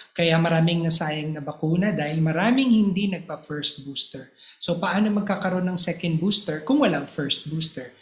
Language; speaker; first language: Filipino; native; Filipino